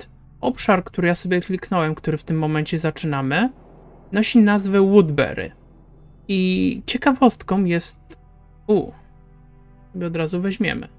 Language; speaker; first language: Polish; native; Polish